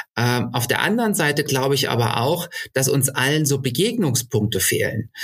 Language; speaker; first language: German; native; German